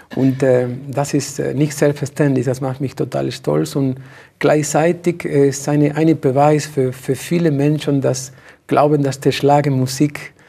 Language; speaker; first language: German; non-native, learner; Spanish